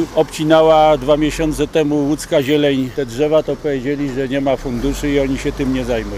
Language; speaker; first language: Polish; native; Polish